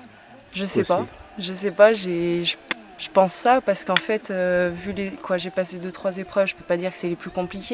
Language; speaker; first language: French; native; French